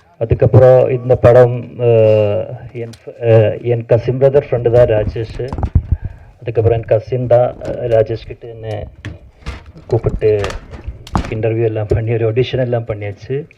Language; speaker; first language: Tamil; non-native, learner; Malayalam